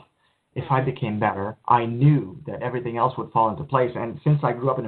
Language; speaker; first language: English; native; English